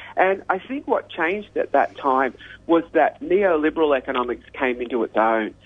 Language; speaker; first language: English; native; English